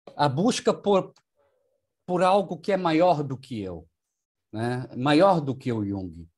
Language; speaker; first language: Portuguese; non-native, fluent; German